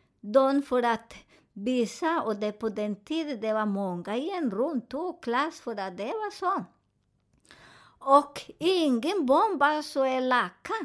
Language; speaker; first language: Swedish; non-native, fluent; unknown